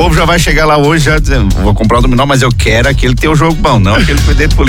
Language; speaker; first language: Portuguese; native; Portuguese